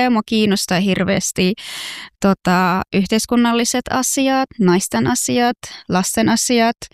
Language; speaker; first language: Finnish; non-native, fluent; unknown